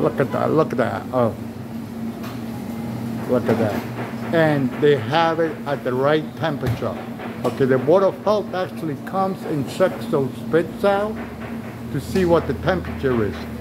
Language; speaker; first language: English; native; English